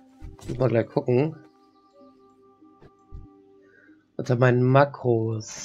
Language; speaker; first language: German; native; German